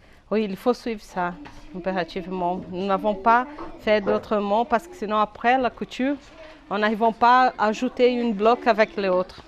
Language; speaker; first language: French; non-native, fluent; Portuguese